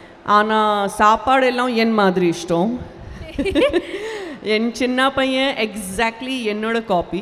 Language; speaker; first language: Tamil; non-native, local second language; Gujarati